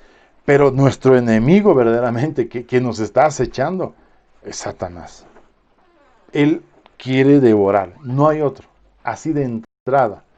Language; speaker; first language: Spanish; native; Spanish